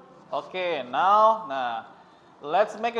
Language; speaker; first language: English; non-native, learner; Indonesian